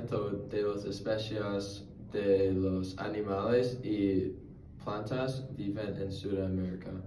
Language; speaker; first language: Spanish; non-native, learner; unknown